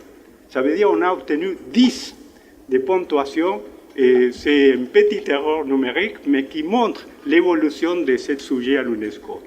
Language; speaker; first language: French; non-native, fluent; Spanish